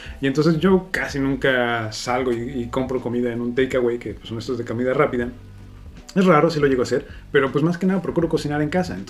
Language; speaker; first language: Spanish; native; Spanish